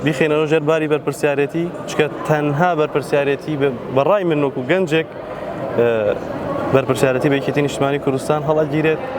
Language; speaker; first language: Central Kurdish; native; Central Kurdish